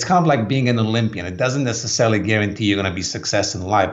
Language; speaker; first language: English; non-native, fluent; Polish